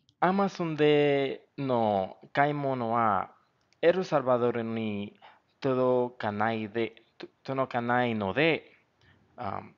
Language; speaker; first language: Japanese; non-native, learner; Spanish